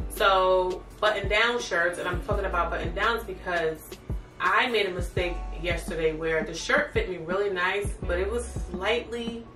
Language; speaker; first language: English; native; English